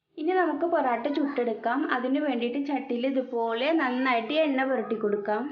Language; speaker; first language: Malayalam; native; Malayalam